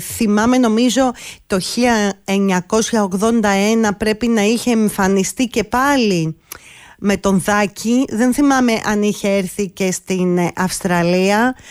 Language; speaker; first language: Greek; native; Greek